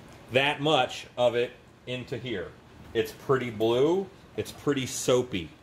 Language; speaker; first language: English; native; English